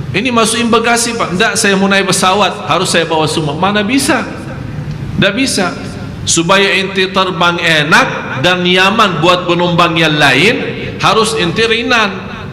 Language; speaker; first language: Malay; non-native, fluent; Arabic